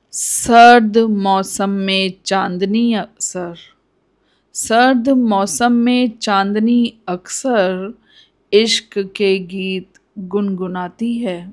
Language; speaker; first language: Hindi; non-native, local second language; Punjabi